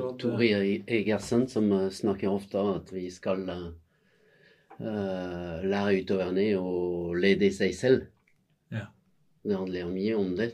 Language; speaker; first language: Norwegian; non-native, fluent; French